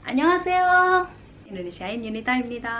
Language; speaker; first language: Korean; non-native, learner; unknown